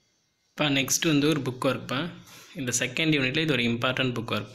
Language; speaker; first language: Tamil; native; Tamil